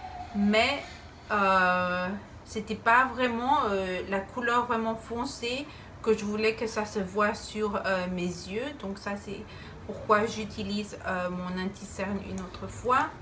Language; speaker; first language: French; non-native, fluent; Spanish